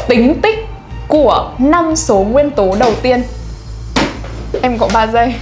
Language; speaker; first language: Vietnamese; native; Vietnamese